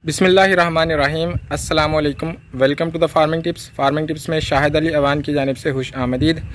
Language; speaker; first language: Urdu; non-native, local second language; Punjabi